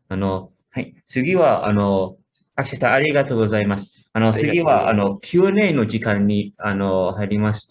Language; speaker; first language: Japanese; non-native, fluent; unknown